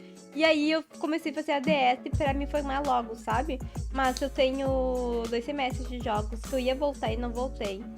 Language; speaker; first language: Portuguese; native; Portuguese